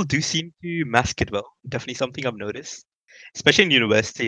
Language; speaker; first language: English; non-native, local second language; Urdu